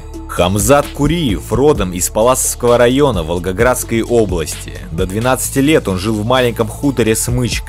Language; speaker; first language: Russian; native; Russian